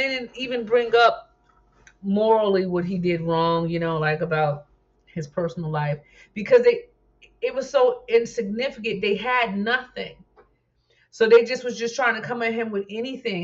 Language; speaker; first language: English; native; English